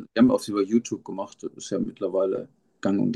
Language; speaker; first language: German; native; German